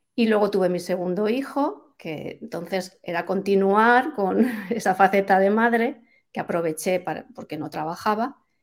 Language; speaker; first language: Spanish; native; Spanish